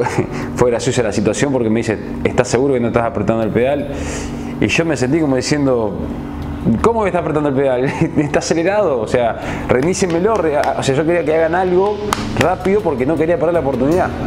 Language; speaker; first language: Spanish; native; Spanish